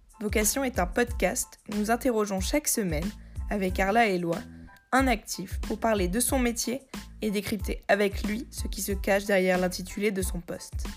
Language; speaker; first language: French; native; French